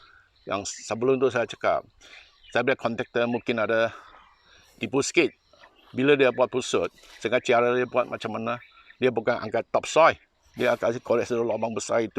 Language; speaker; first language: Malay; non-native, local second language; Chinese